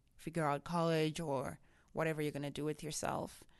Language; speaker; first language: English; non-native, local second language; Shona